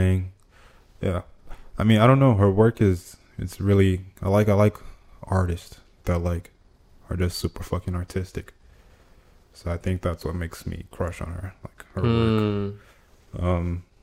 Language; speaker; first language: English; non-native, local second language; Igbo